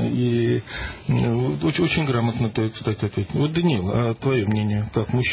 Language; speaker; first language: Russian; native; Russian